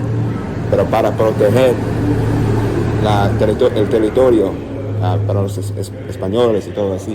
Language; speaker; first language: Spanish; non-native, learner; English